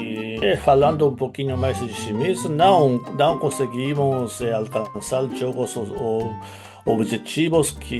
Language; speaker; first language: Portuguese; non-native, fluent; Japanese